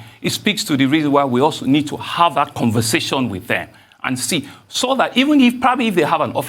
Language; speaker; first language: English; non-native, local second language; Yoruba